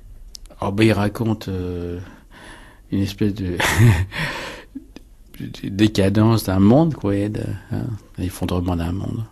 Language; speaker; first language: French; native; French